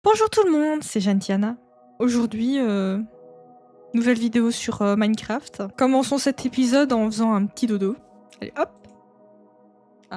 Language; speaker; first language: French; native; French